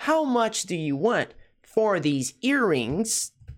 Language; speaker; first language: English; non-native, fluent; Portuguese